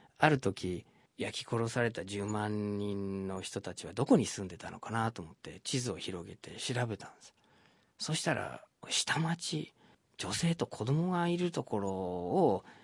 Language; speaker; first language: Japanese; non-native, fluent; English